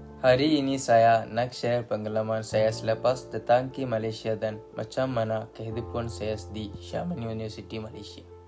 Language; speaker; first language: Malay; non-native, learner; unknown